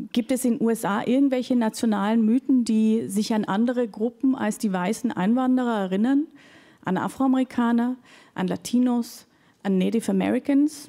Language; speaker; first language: German; native; German